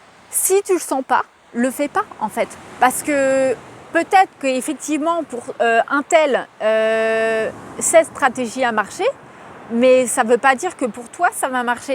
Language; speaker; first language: French; native; French